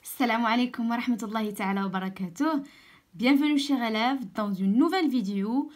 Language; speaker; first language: French; non-native, local second language; Arabic